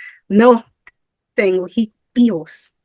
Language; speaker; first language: Spanish; non-native, learner; English